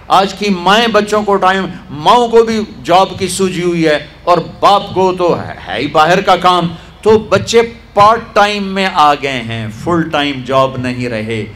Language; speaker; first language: Urdu; non-native, local second language; Punjabi